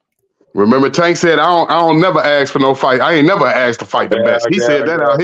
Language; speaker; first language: English; native; English